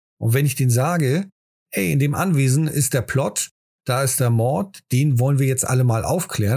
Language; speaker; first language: German; native; German